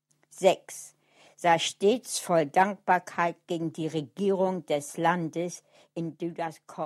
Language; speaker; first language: German; early bilingual, heritage; German